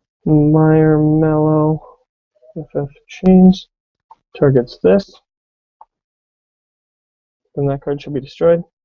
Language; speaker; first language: English; native; English